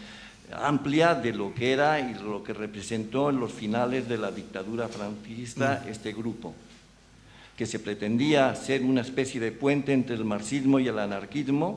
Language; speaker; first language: Spanish; native; Spanish